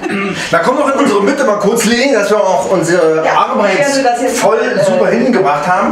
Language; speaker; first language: German; native; German